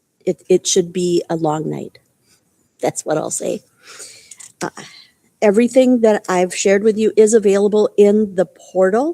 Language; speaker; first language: English; native; English